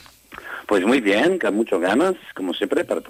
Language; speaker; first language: Spanish; non-native, learner; English